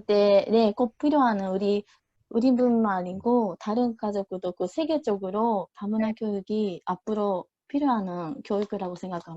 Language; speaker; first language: Korean; non-native, learner; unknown